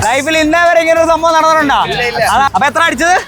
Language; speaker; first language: Malayalam; native; Malayalam